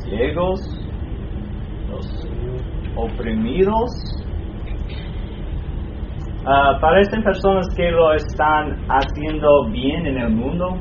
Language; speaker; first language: Spanish; non-native, fluent; English